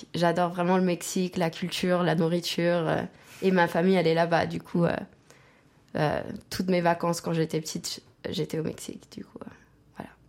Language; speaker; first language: French; non-native, fluent; Spanish